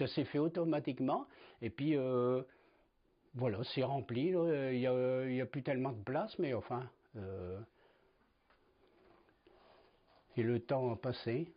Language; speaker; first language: French; native; French